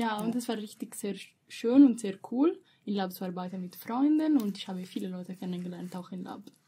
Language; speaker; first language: German; non-native, learner; Italian